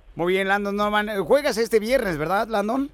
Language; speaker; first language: Spanish; native; Spanish